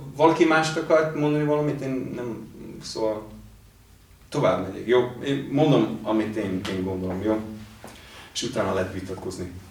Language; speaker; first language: Hungarian; non-native, fluent; English